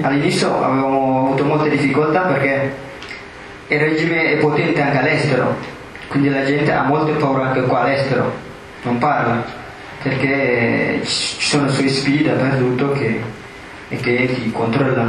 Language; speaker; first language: Italian; non-native, fluent; Tigrinya